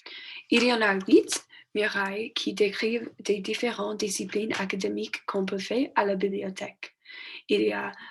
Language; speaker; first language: French; non-native, learner; English